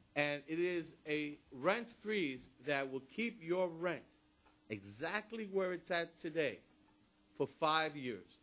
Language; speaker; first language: English; early bilingual, other home language; Spanish